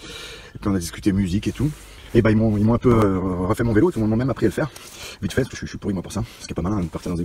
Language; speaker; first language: French; native; French